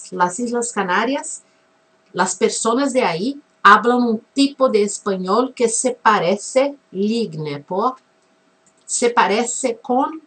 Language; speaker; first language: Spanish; non-native, fluent; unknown